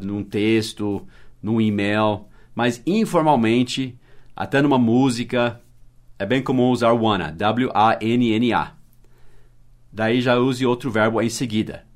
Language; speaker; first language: Portuguese; non-native, fluent; English